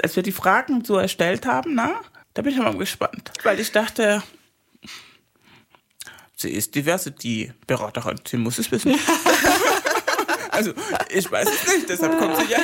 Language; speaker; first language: German; native; German